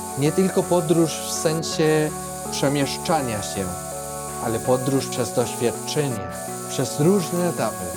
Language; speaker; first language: Polish; non-native, fluent; Spanish